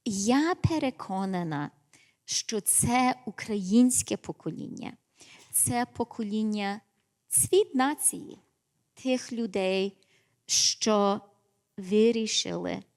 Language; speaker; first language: Ukrainian; early bilingual, heritage; English